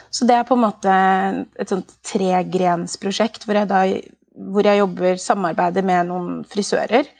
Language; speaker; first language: Norwegian; native; Norwegian